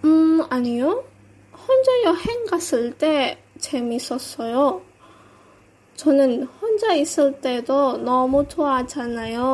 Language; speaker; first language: Korean; non-native, learner; Indonesian